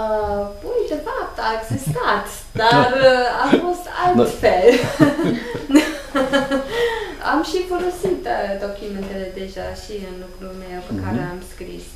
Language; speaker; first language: Romanian; non-native, learner; English